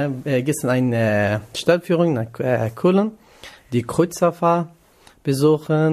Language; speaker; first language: German; non-native, learner; Kurdish